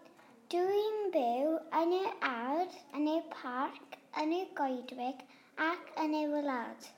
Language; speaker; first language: Welsh; non-native, learner; English